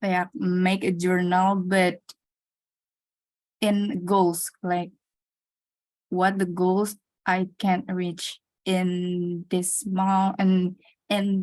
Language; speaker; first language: English; non-native, learner; Indonesian